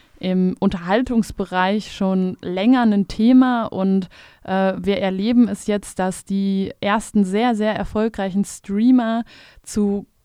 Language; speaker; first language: German; native; German